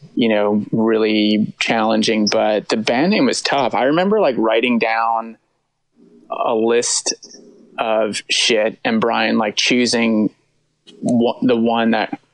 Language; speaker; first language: English; native; English